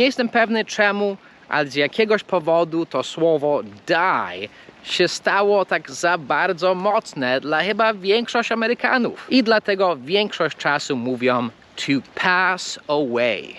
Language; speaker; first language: Polish; non-native, fluent; English